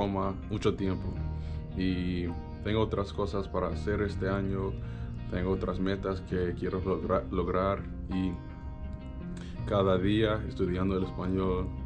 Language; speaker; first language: Spanish; non-native, learner; English